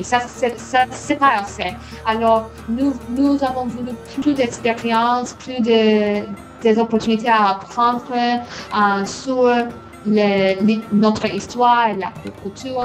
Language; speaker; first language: French; non-native, fluent; English